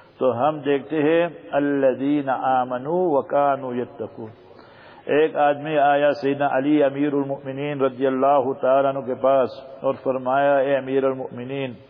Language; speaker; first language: Urdu; early bilingual, heritage; Urdu